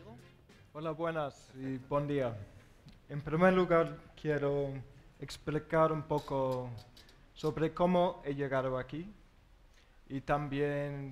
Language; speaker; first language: Spanish; non-native, learner; English